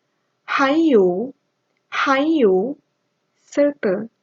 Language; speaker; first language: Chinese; non-native, local second language; Malay